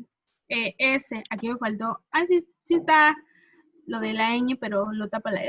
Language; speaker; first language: Spanish; non-native, fluent; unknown